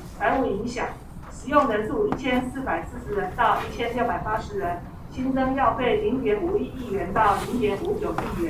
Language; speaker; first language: Chinese; native; Chinese